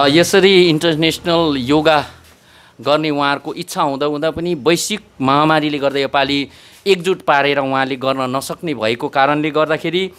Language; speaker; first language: Nepali; native; Nepali